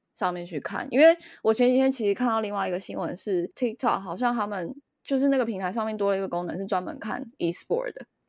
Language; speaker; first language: Chinese; native; Chinese